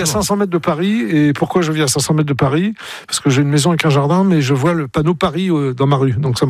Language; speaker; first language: French; native; French